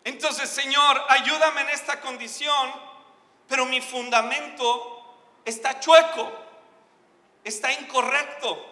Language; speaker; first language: Spanish; native; Spanish